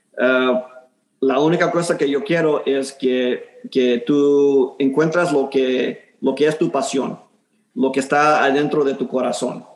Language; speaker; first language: Spanish; early bilingual, heritage; Spanish